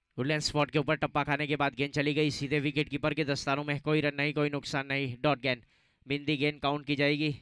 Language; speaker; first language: Hindi; non-native, local second language; Gujarati